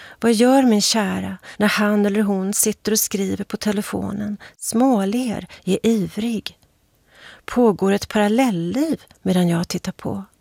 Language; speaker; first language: Swedish; native; Swedish